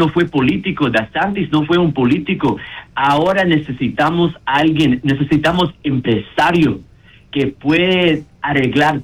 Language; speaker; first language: Spanish; early bilingual, heritage; Spanish